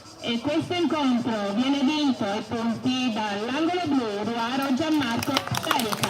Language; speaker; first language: Italian; native; Italian